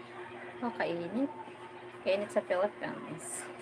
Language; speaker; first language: Filipino; non-native, local second language; Bikol